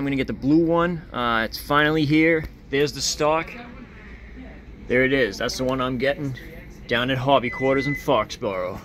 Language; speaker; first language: English; native; English